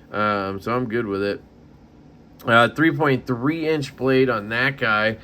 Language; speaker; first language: English; native; English